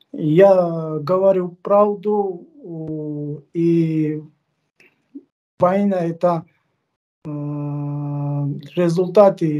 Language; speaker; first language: Russian; non-native, fluent; Georgian